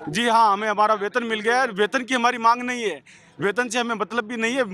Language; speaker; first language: Hindi; native; Hindi